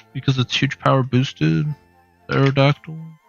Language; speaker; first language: English; native; English